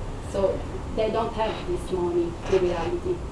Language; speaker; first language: English; non-native, fluent; Italian